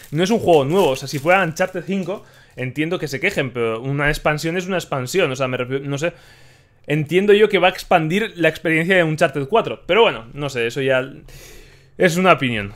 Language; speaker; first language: Spanish; native; Spanish